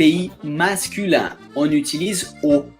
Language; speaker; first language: French; non-native, fluent; Portuguese